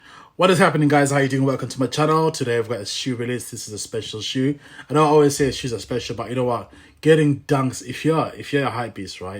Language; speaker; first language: English; native; English